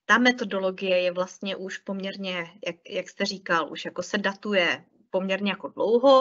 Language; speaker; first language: Czech; native; Czech